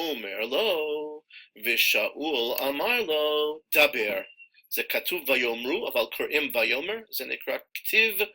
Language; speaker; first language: Hebrew; non-native, fluent; English